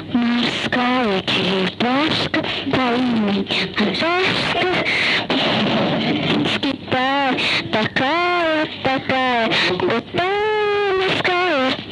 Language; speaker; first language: Russian; native; Russian